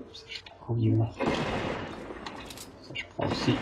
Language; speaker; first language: French; native; French